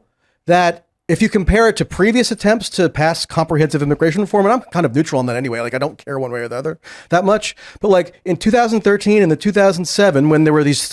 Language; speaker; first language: English; native; English